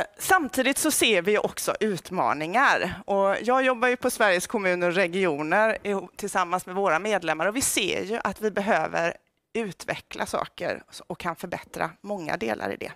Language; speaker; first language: Swedish; native; Swedish